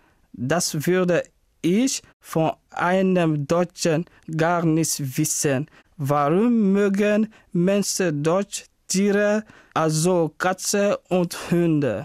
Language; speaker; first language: German; non-native, learner; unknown